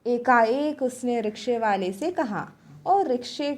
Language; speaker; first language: Hindi; non-native, local second language; Malayalam